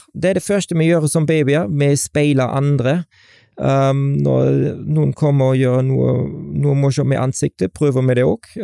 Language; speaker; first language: Norwegian; non-native, fluent; German